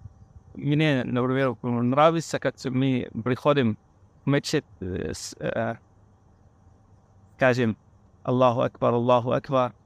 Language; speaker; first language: Russian; non-native, learner; Arabic